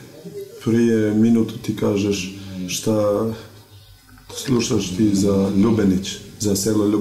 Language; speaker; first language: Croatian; non-native, local second language; Albanian